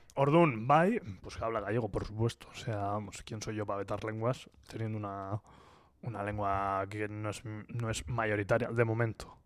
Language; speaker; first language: Spanish; non-native, local second language; Basque